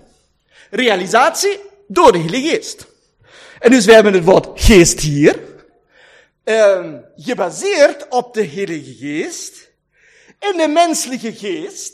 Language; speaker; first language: Dutch; non-native, fluent; German